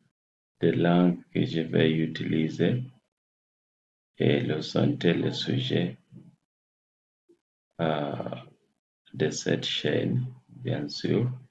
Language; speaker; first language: French; non-native, fluent; English